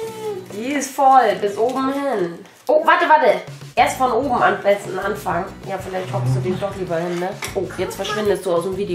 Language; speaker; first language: German; native; German